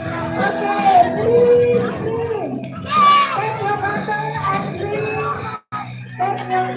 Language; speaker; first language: English; non-native, learner; Indonesian